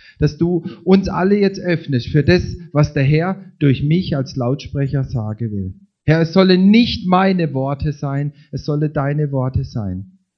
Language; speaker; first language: German; native; German